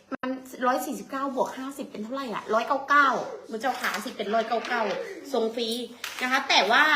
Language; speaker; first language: Thai; native; Thai